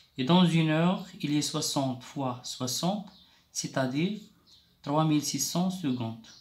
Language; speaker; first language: French; non-native, local second language; Arabic